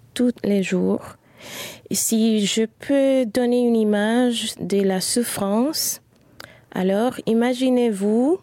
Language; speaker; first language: French; non-native, fluent; Spanish